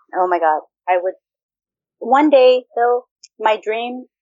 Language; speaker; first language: English; early bilingual, other home language; Spanish